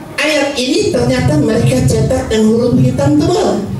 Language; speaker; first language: Indonesian; native; Indonesian